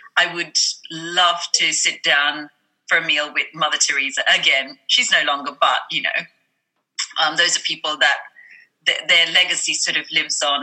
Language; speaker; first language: English; native; English